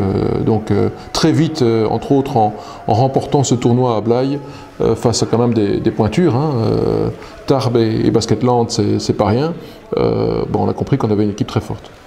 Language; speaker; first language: French; native; French